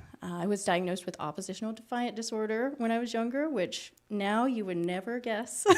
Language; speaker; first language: English; native; English